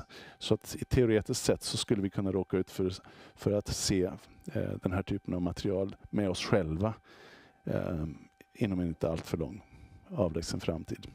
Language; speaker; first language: Swedish; native; Swedish